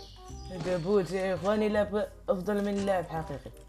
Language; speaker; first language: Arabic; native; Arabic